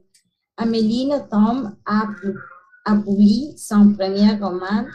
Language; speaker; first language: French; non-native, learner; Spanish